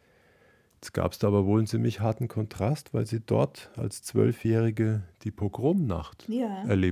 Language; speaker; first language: German; native; German